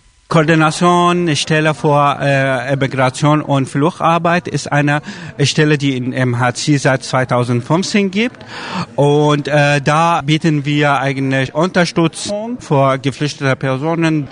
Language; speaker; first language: German; non-native, learner; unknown